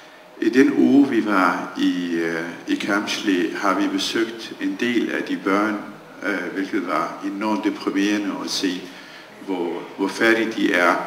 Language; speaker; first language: Danish; early bilingual, other home language; Central Kurdish